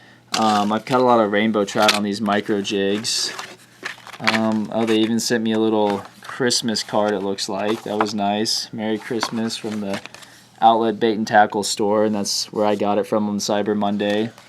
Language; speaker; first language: English; native; English